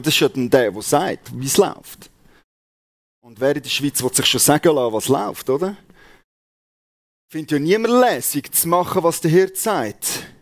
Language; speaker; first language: German; native; German